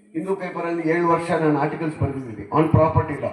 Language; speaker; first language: Kannada; non-native, local second language; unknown